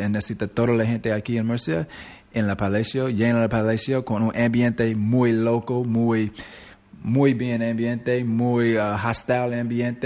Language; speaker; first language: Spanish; non-native, learner; English